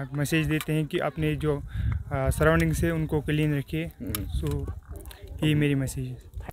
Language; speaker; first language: Hindi; non-native, local second language; Kashmiri